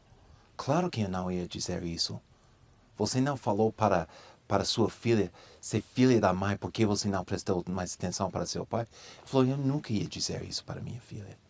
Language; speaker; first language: Portuguese; non-native, fluent; English